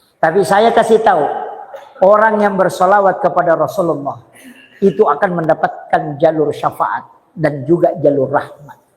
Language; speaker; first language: Indonesian; non-native, local second language; Buginese